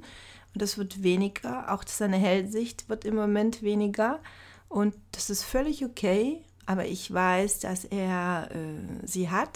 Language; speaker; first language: German; native; German